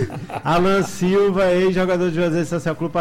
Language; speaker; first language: Portuguese; native; Portuguese